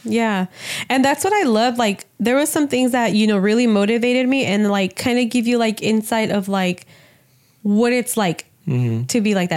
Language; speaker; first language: English; early bilingual, other home language; Spanish